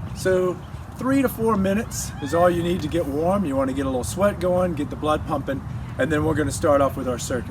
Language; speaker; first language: English; native; English